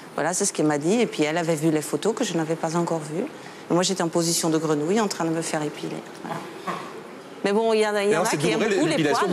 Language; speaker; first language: French; non-native, fluent; Dutch